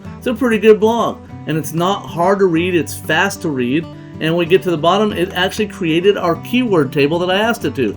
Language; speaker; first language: English; native; English